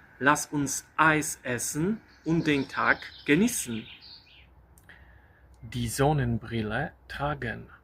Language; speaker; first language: German; non-native, fluent; Polish